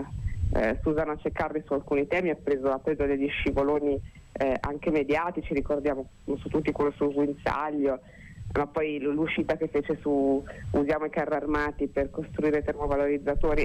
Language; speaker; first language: Italian; native; Italian